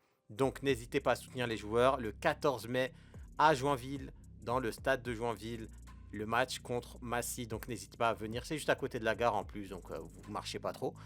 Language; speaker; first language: French; native; French